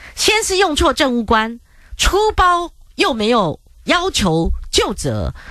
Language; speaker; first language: Chinese; native; Chinese